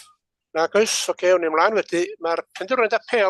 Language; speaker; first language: Welsh; native; Welsh